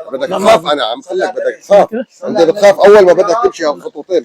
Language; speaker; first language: Arabic; native; Arabic